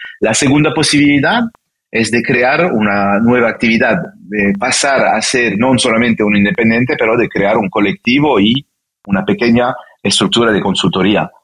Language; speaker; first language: Spanish; non-native, fluent; French